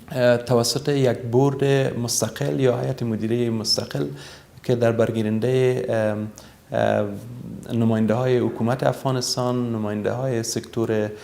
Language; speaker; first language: Persian; native; Persian